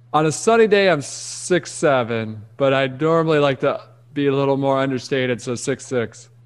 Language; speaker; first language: English; native; English